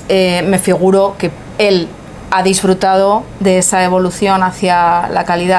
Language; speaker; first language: Spanish; native; Spanish